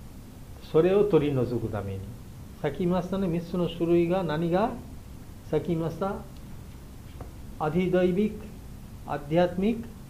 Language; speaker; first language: Japanese; non-native, learner; Bangla